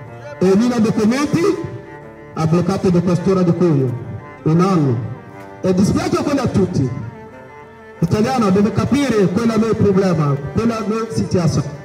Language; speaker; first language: Italian; non-native, learner; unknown